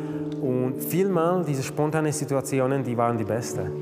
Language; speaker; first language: German; non-native, fluent; Slovak